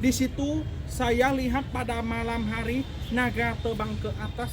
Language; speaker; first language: Indonesian; non-native, fluent; Vietnamese